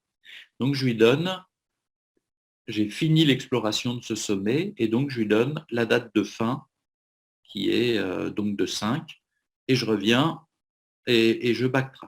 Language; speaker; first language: French; native; French